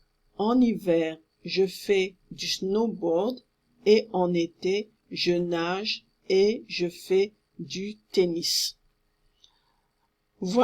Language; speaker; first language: French; non-native, fluent; English